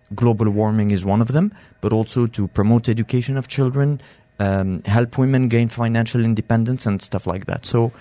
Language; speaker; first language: English; non-native, fluent; French